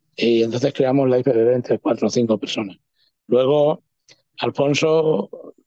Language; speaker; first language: Spanish; native; Spanish